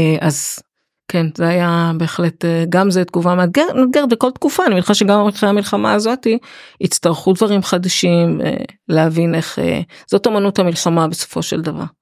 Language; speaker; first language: Hebrew; native; Hebrew